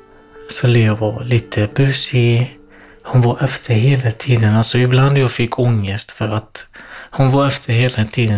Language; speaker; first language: Swedish; non-native, learner; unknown